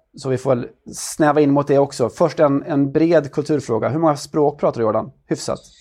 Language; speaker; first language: Swedish; native; Swedish